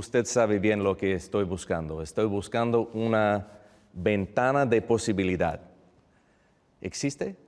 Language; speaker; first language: Spanish; non-native, fluent; English